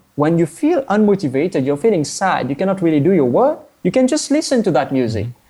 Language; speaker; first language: English; non-native, fluent; Morisyen